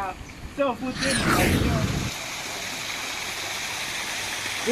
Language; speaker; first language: Chinese; non-native, learner; Lao